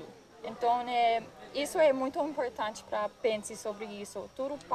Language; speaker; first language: Portuguese; non-native, learner; English